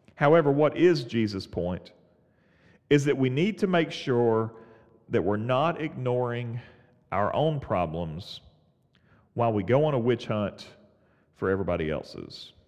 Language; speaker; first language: English; native; English